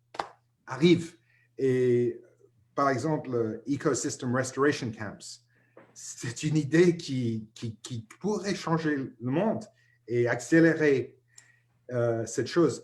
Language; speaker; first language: French; non-native, fluent; English